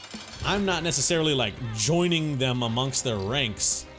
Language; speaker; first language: English; native; English